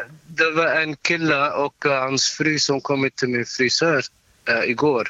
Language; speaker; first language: Swedish; non-native, learner; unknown